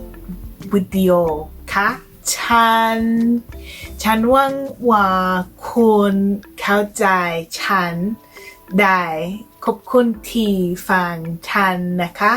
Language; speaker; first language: Thai; non-native, learner; English